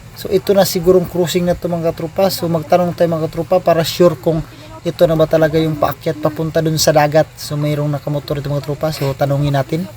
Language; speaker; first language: Filipino; non-native, local second language; Surigaonon